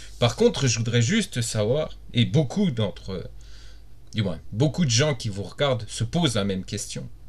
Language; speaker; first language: French; native; French